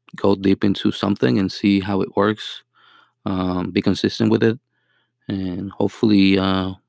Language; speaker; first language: English; non-native, fluent; Spanish